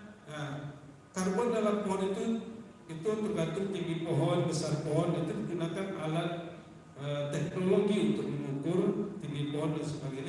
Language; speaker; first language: Indonesian; native; Indonesian